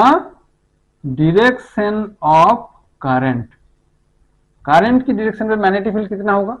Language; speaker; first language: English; non-native, local second language; Hindi